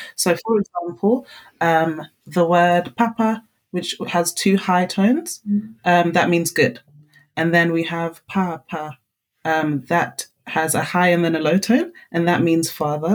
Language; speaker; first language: English; non-native, local second language; Akan